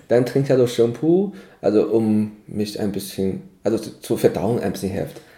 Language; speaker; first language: German; non-native, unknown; Chinese